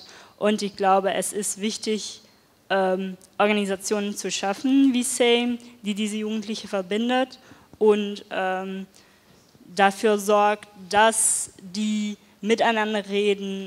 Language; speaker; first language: German; non-native, fluent; Dutch